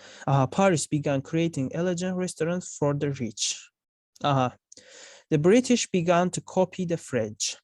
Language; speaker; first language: English; non-native, fluent; Azerbaijani